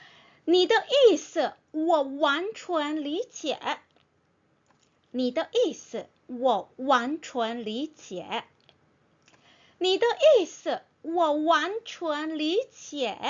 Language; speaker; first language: Chinese; non-native, fluent; Korean